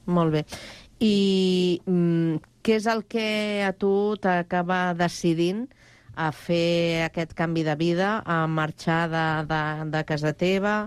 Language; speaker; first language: Catalan; native; Catalan